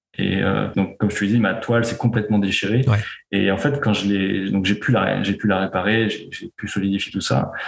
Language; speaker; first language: French; native; French